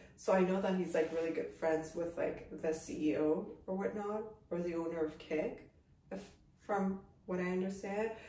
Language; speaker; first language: English; native; English